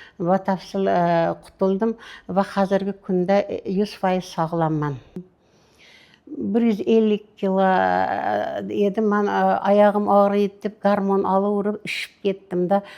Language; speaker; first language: Uzbek; non-native, local second language; Kazakh